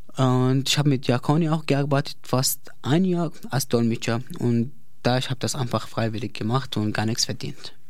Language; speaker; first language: German; non-native, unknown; Arabic